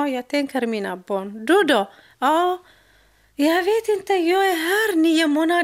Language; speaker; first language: Swedish; non-native, learner; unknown